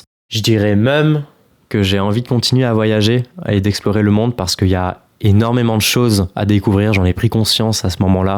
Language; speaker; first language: French; native; French